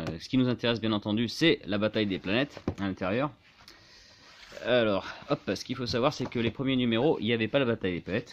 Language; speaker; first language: French; native; French